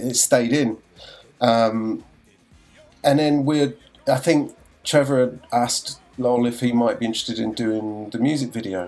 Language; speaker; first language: English; native; English